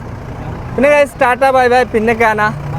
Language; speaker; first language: Malayalam; non-native, learner; Bangla